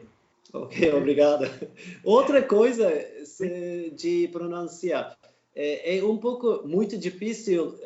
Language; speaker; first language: Portuguese; non-native, learner; Turkish